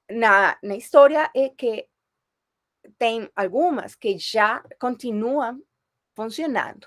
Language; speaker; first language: Portuguese; non-native, fluent; Spanish